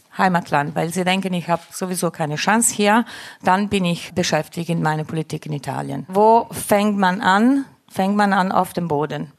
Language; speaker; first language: German; non-native, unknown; Italian